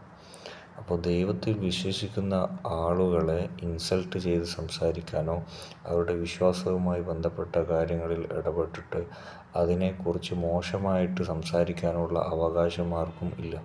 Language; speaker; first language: Malayalam; native; Malayalam